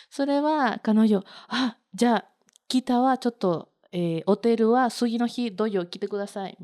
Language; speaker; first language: Japanese; non-native, learner; Spanish